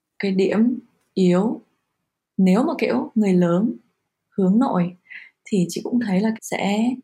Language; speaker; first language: Vietnamese; early bilingual, heritage; Vietnamese